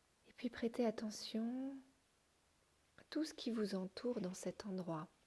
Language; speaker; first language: French; native; French